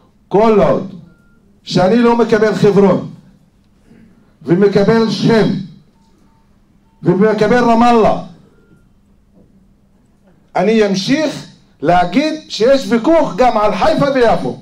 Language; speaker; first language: Hebrew; non-native, fluent; Arabic